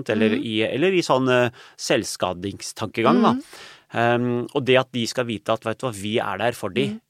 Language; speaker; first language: Norwegian; early bilingual, other home language; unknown